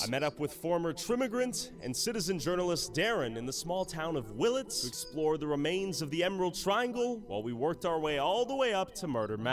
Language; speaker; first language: English; native; English